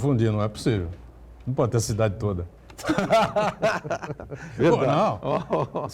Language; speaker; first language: Portuguese; native; Portuguese